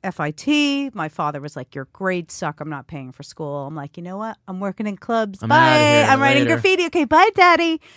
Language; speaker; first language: English; native; English